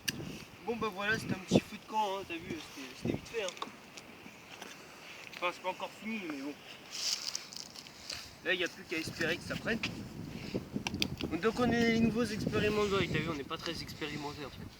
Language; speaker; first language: French; native; French